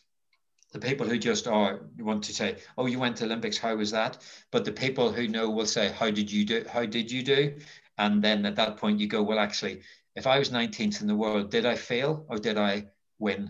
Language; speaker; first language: English; native; English